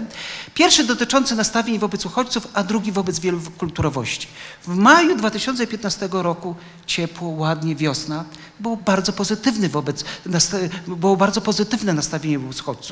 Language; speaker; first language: Polish; native; Polish